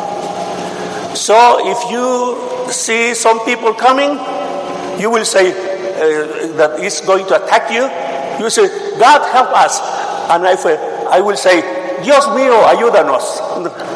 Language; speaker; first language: English; non-native, fluent; Spanish